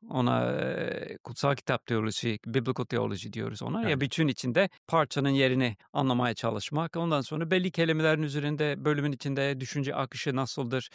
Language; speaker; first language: Turkish; non-native, fluent; English